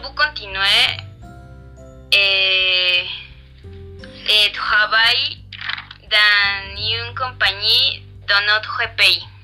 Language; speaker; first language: French; non-native, learner; Spanish